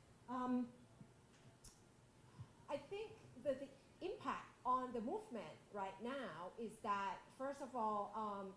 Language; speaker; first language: English; non-native, fluent; Thai